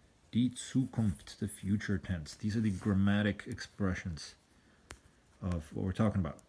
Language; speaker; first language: English; native; English